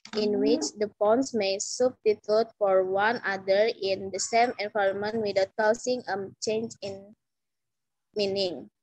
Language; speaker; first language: English; non-native, learner; Indonesian